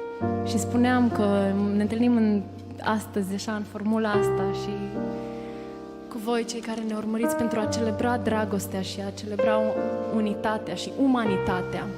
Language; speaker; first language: Romanian; native; Romanian